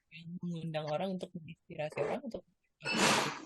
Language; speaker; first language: Indonesian; native; Indonesian